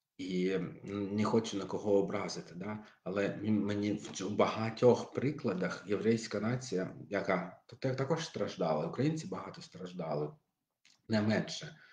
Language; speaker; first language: Ukrainian; non-native, local second language; Russian